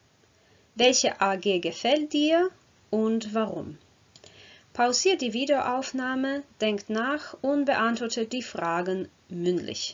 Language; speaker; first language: German; non-native, fluent; Croatian